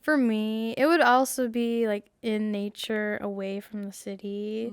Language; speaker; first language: English; native; English